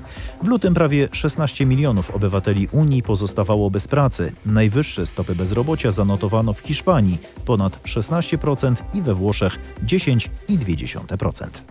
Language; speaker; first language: Polish; native; Polish